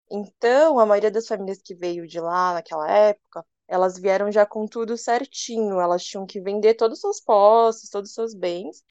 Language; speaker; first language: Portuguese; early bilingual, other home language; Korean